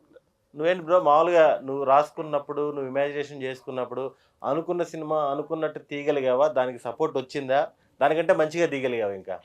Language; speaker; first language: Telugu; native; Telugu